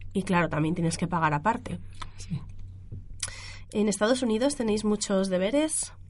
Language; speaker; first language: Spanish; native; Spanish